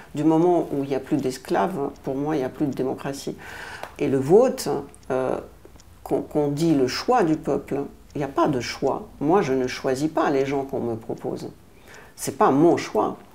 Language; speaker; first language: French; non-native, fluent; Russian